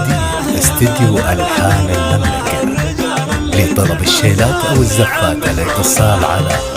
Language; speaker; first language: Arabic; native; Arabic